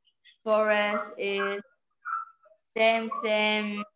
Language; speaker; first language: English; non-native, learner; Vietnamese